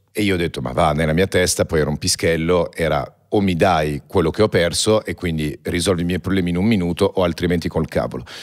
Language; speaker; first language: Italian; early bilingual, heritage; Italian